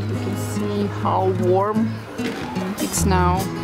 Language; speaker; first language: English; non-native, learner; Russian